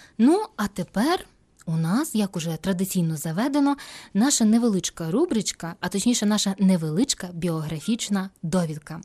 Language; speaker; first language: Ukrainian; native; Ukrainian